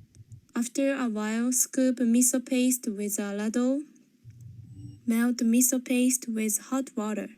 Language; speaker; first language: English; non-native, learner; Japanese